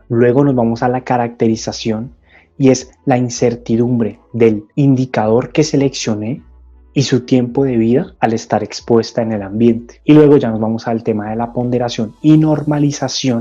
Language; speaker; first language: Spanish; native; Spanish